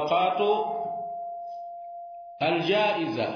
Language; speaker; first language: Arabic; non-native, fluent; Swahili